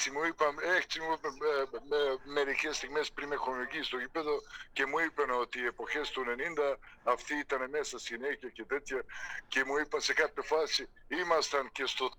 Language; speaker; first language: Greek; non-native, fluent; Serbian